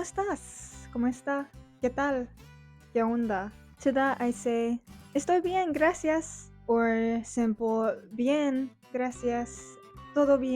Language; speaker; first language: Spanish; non-native, learner; English